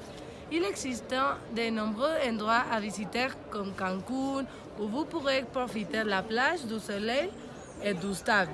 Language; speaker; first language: French; non-native, learner; Spanish